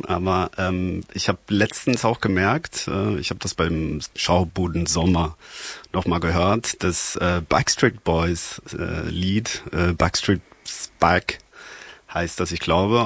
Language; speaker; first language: German; non-native, fluent; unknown